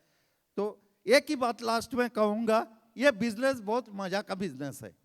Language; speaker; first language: Hindi; native; Hindi